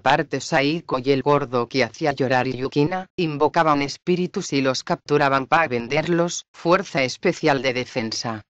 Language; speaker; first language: Spanish; native; Spanish